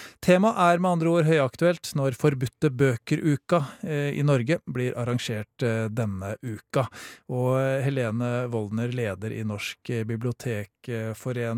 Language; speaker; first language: Norwegian; native; Norwegian